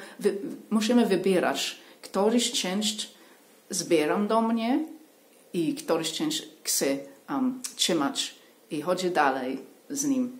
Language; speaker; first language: Polish; non-native, learner; English